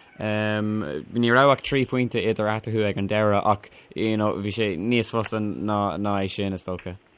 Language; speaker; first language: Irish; non-native, local second language; English